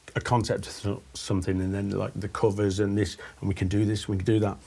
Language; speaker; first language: English; native; English